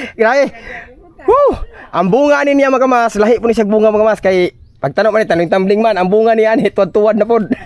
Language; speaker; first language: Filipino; non-native, local second language; Cebuano